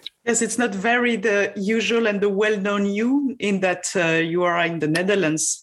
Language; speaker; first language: English; non-native, fluent; French